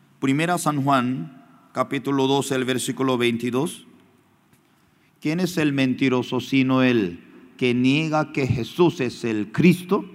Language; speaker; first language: Spanish; non-native, fluent; Korean